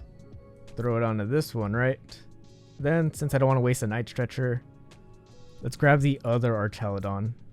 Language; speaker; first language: English; native; English